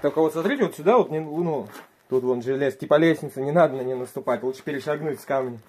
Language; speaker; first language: Russian; native; Russian